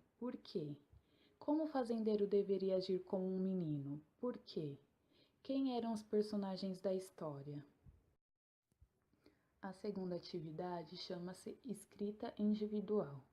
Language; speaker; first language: Portuguese; native; Portuguese